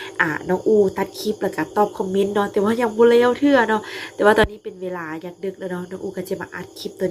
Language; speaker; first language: Thai; non-native, local second language; Northeastern Thai